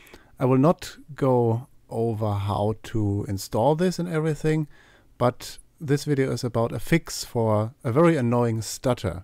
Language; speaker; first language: English; non-native, fluent; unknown